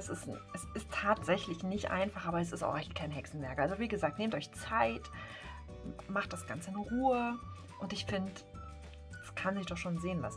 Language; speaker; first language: German; native; German